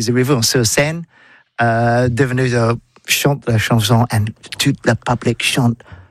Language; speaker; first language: French; non-native, learner; English